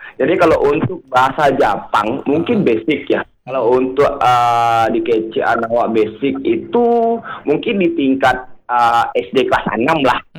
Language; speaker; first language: Indonesian; non-native, local second language; Minangkabau